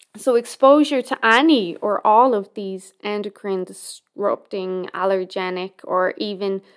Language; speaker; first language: English; native; English